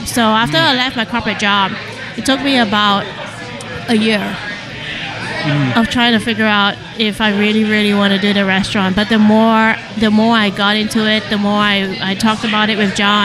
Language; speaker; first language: English; non-native, local second language; Cantonese